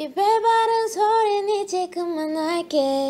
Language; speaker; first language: Korean; native; Korean